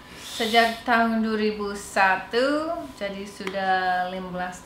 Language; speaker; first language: Indonesian; non-native, fluent; English